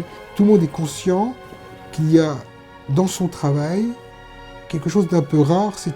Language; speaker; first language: French; native; French